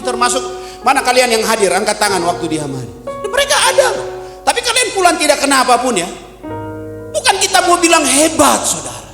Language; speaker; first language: Indonesian; native; Indonesian